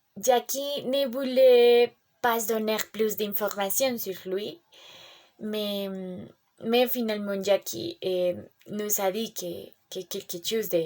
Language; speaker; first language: French; non-native, learner; Spanish